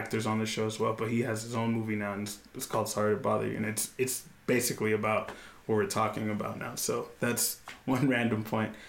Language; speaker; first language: English; native; English